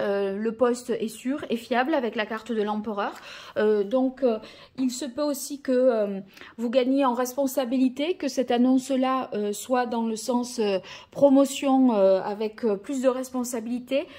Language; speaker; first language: French; native; French